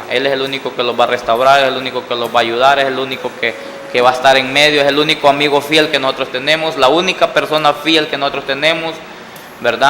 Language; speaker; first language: Spanish; native; Spanish